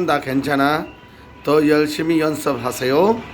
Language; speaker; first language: Korean; non-native, fluent; Bangla